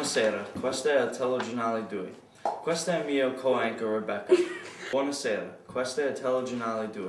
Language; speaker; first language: Italian; non-native, learner; English